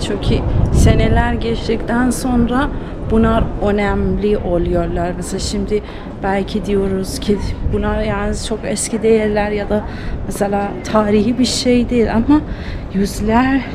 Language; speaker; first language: Turkish; non-native, fluent; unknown